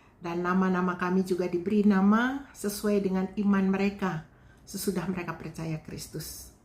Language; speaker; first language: Indonesian; non-native, local second language; Balinese